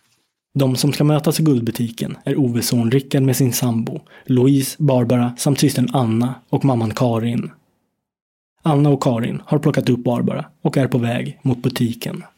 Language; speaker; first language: Swedish; native; Swedish